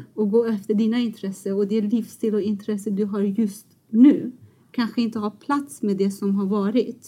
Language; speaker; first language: Swedish; non-native, fluent; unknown